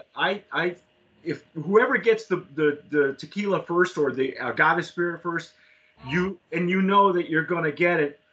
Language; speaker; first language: English; native; English